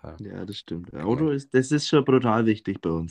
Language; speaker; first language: German; native; German